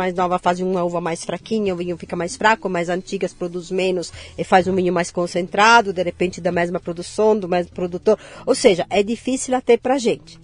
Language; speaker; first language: Portuguese; non-native, fluent; Italian